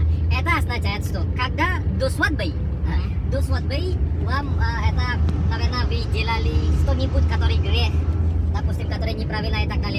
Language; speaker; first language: Russian; non-native, learner; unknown